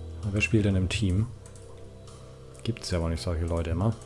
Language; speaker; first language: German; native; German